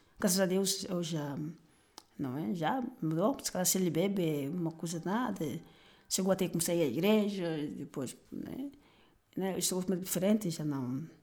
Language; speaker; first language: Portuguese; native; Portuguese